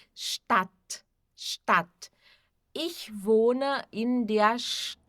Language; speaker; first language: German; non-native, fluent; Portuguese